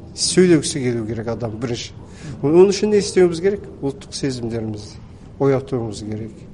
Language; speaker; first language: Kazakh; early bilingual, heritage; Kazakh